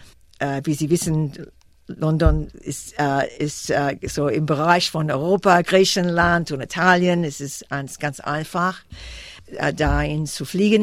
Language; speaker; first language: German; non-native, fluent; English